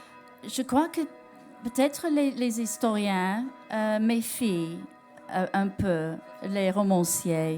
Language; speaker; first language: French; non-native, learner; English